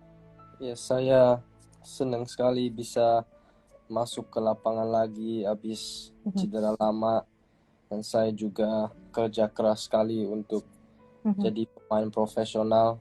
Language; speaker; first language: Indonesian; early bilingual, heritage; English